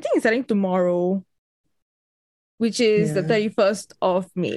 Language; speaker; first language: English; native; English